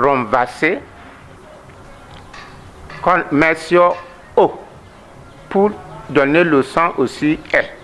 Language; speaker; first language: French; non-native, learner; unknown